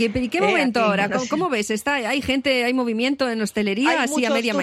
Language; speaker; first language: Spanish; native; Spanish